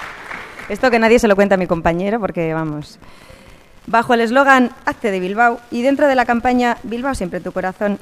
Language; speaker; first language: Spanish; native; Spanish